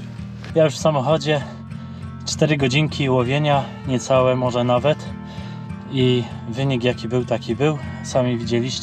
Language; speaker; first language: Polish; native; Polish